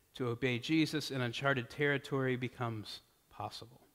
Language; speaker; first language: English; native; English